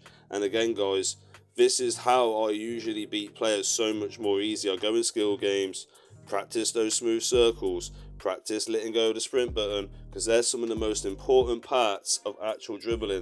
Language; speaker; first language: English; native; English